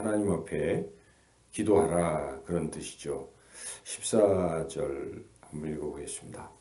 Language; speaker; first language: Korean; native; Korean